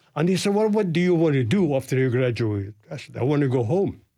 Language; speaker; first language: English; non-native, fluent; Arabic